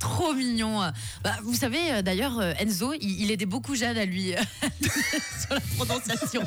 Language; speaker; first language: French; native; French